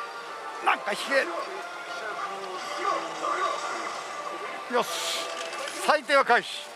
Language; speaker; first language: Japanese; native; Japanese